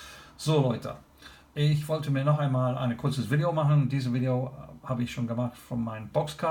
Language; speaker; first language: German; non-native, learner; English